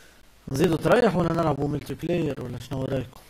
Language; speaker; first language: Arabic; native; Arabic